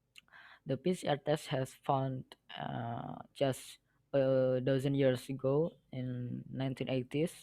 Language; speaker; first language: English; non-native, learner; Indonesian